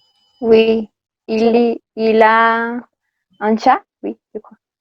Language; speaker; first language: French; non-native, learner; Spanish